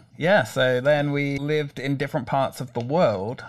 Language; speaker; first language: English; native; English